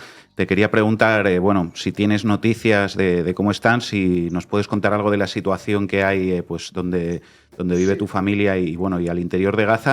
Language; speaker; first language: Spanish; native; Spanish